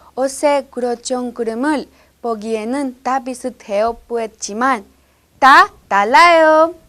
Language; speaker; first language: Korean; non-native, learner; Spanish